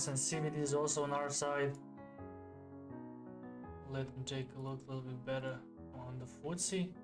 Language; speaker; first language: English; non-native, fluent; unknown